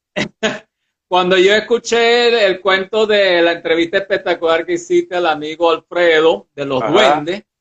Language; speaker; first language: Spanish; early bilingual, other home language; Portuguese